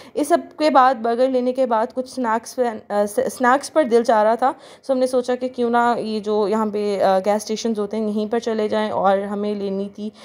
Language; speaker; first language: Urdu; native; Urdu